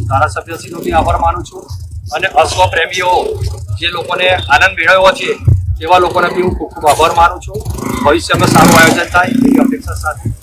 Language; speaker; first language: Gujarati; native; Gujarati